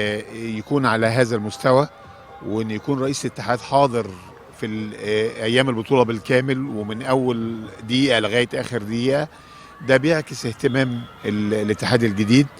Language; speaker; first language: Arabic; native; Arabic